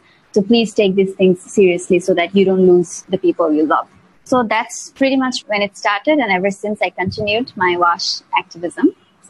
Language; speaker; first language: English; non-native, local second language; Bangla